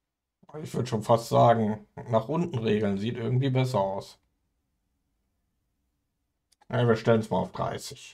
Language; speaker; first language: German; native; German